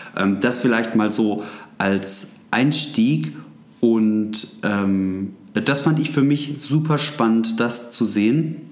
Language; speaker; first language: German; native; German